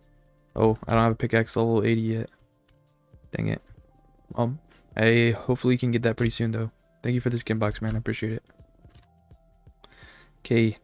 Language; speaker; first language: English; native; English